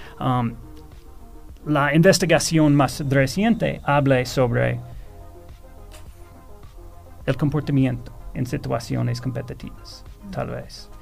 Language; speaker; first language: Spanish; non-native, fluent; English